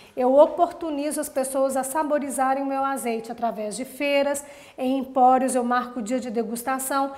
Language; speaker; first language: Portuguese; native; Portuguese